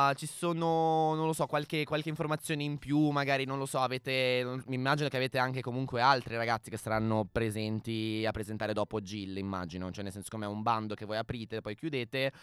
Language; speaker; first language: Italian; native; Italian